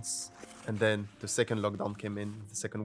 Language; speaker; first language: English; non-native, fluent; French